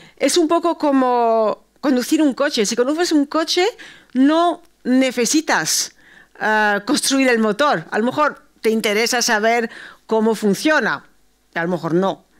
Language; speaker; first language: Spanish; early bilingual, heritage; Spanish